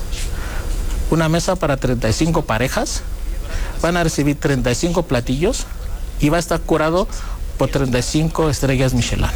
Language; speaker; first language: Spanish; non-native, fluent; Greek